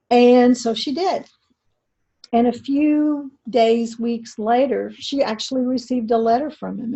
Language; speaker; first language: English; native; English